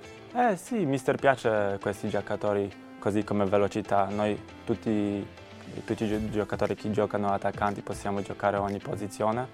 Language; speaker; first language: Italian; non-native, learner; Polish